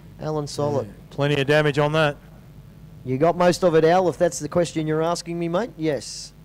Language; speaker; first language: English; native; English